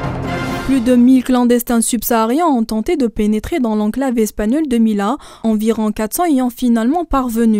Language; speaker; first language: French; non-native, local second language; Arabic